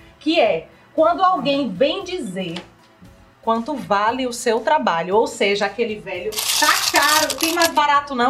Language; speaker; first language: Portuguese; native; Portuguese